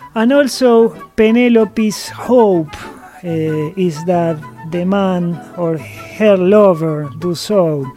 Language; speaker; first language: English; non-native, fluent; Spanish